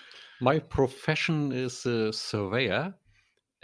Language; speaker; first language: English; non-native, learner; German